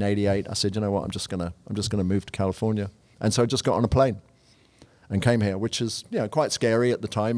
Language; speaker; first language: English; native; English